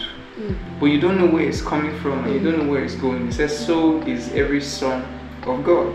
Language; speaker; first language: English; non-native, local second language; Bini